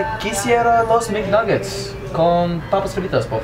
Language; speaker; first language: Spanish; non-native, learner; English